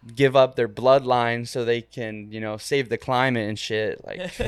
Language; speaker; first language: English; native; English